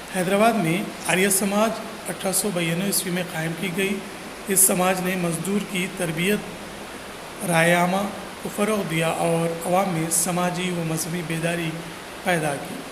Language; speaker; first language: Urdu; native; Urdu